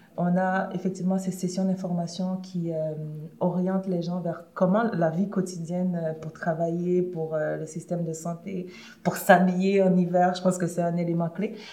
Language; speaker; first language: French; early bilingual, other home language; Haitian Creole